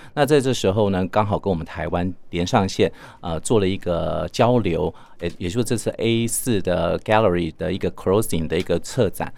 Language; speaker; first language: Chinese; native; Chinese